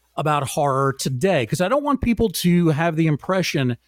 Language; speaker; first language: English; native; English